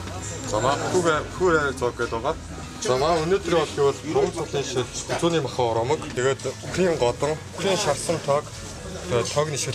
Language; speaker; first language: Mongolian; non-native, learner; Ukrainian